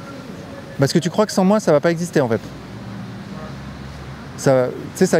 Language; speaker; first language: French; native; French